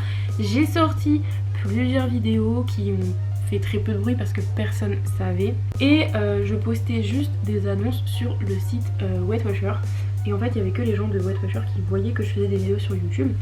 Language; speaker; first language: French; native; French